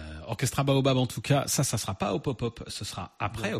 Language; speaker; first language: French; native; French